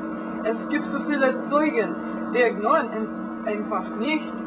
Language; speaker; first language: German; non-native, learner; English